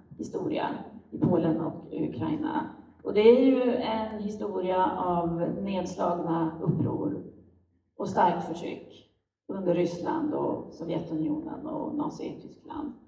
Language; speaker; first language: Swedish; native; Swedish